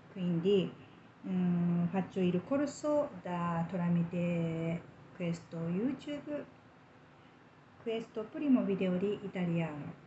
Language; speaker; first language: Italian; non-native, learner; Japanese